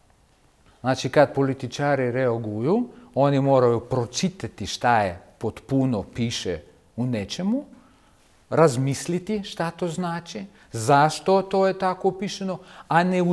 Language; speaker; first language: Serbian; non-native, fluent; Russian